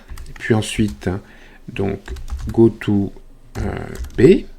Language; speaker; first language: French; native; French